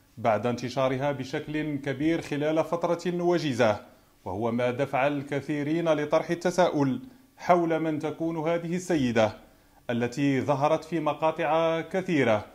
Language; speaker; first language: Arabic; native; Arabic